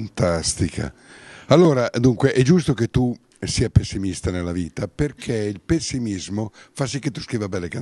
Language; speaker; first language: Italian; native; Italian